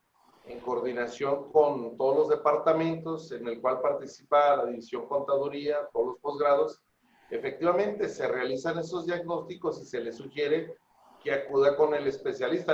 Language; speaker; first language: Spanish; native; Spanish